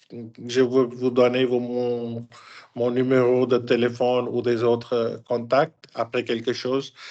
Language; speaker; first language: French; non-native, fluent; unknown